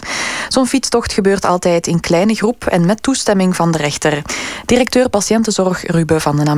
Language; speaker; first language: Dutch; native; Dutch